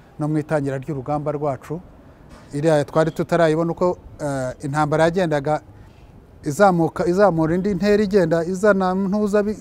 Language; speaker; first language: Kinyarwanda; early bilingual, heritage; Kinyarwanda